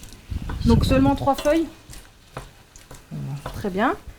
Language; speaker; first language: French; native; French